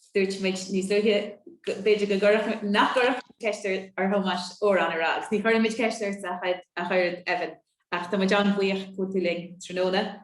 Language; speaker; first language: Irish; native; Irish